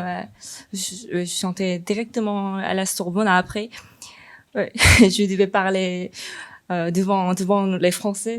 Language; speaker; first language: French; non-native, fluent; Korean